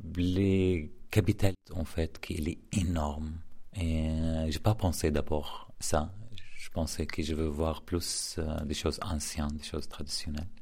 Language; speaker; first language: French; non-native, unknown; Arabic